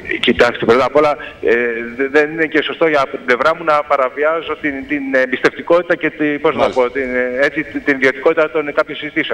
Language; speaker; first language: Greek; native; Greek